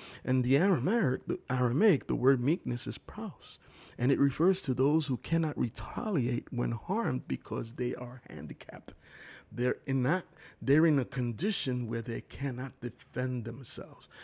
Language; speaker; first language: English; early bilingual, other home language; Spanish